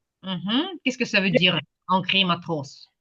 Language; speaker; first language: French; non-native, fluent; Ukrainian